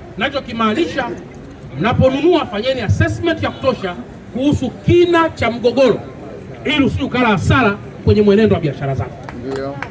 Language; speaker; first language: Swahili; native; Swahili